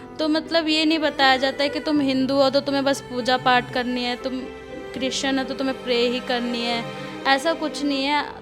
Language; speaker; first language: Hindi; early bilingual, other home language; Odia